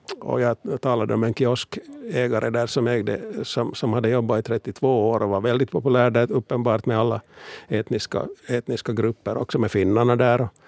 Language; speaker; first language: Swedish; native; Swedish